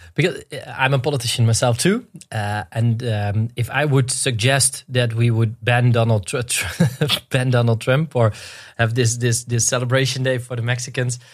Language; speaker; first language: English; non-native, fluent; Dutch